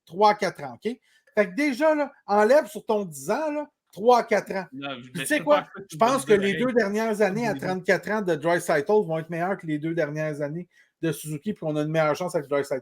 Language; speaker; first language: French; native; French